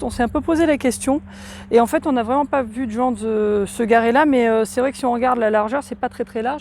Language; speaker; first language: French; native; French